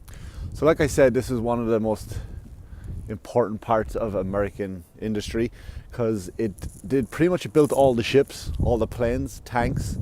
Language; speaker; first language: English; native; English